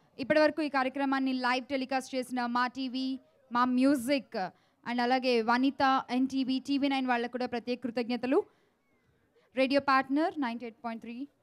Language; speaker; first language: Telugu; native; Telugu